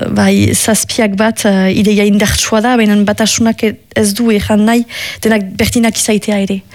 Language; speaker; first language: Basque; native; Basque